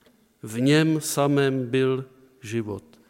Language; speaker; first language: Czech; native; Czech